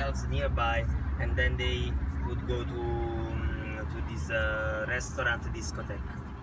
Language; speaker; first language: English; non-native, fluent; Italian